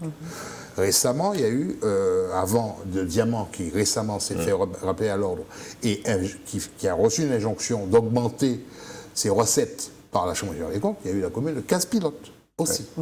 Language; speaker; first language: French; native; French